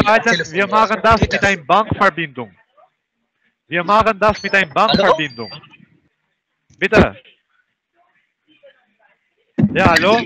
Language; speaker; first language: German; early bilingual, other home language; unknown